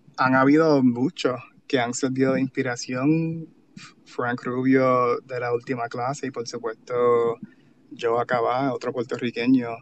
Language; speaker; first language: Spanish; native; Spanish